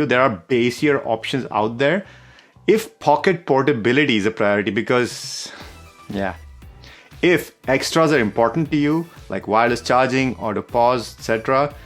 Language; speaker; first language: English; non-native, fluent; Dutch